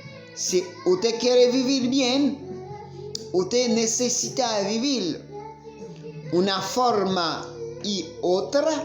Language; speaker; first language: Spanish; non-native, learner; Haitian Creole